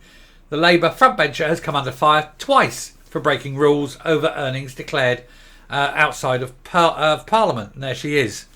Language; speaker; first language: English; native; English